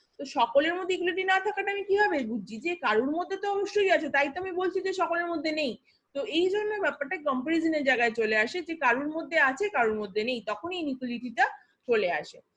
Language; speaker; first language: Bangla; native; Bangla